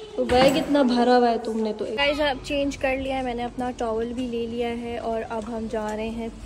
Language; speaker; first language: Urdu; native; Urdu